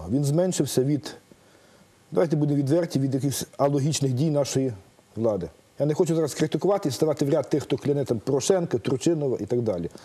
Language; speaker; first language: Ukrainian; native; Ukrainian